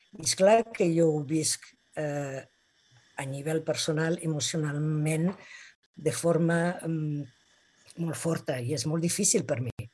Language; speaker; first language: Catalan; non-native, local second language; Spanish